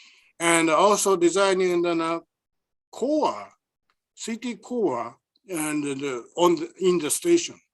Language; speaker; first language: English; non-native, learner; Japanese